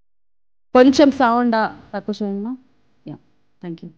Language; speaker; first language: Telugu; native; Telugu